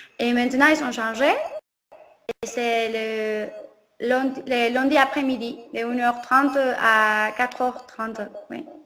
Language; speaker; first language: French; non-native, learner; Spanish